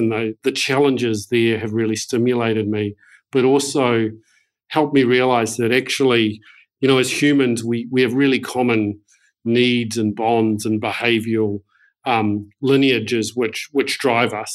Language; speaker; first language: English; native; English